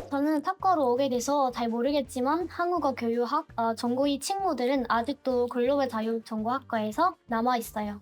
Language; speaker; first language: Korean; non-native, fluent; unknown